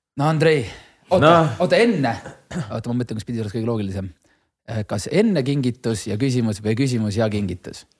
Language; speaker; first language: Estonian; native; Estonian